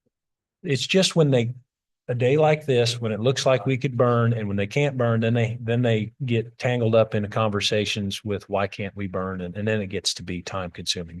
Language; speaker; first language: English; native; English